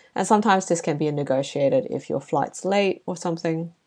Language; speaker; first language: English; non-native, local second language; Chinese